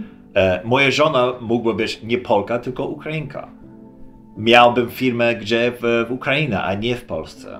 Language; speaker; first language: Polish; non-native, fluent; English